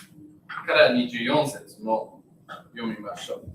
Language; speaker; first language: Japanese; non-native, learner; English